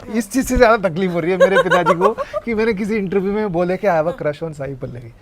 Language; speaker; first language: Hindi; non-native, local second language; Kodava